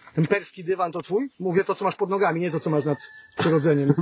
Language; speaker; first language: Polish; native; Polish